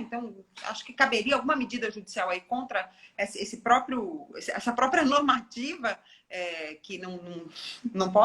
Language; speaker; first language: Portuguese; native; Portuguese